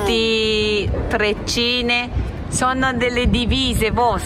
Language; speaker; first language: Italian; non-native, fluent; Japanese